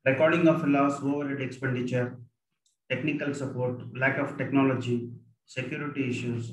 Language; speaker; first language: English; non-native, local second language; Kannada